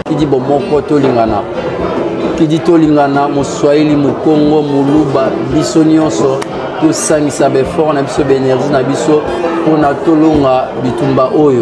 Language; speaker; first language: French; early bilingual, other home language; Lingala